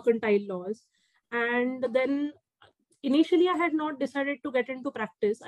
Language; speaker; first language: English; non-native, local second language; Marathi